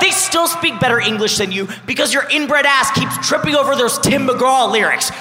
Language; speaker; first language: English; early bilingual, other home language; Spanish